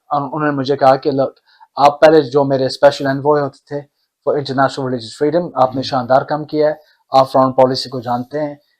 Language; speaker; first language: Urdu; early bilingual, heritage; Urdu